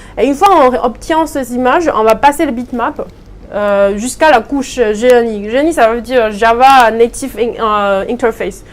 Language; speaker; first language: French; non-native, fluent; Chinese